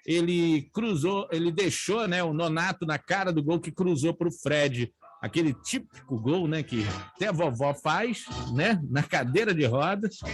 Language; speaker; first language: Portuguese; native; Portuguese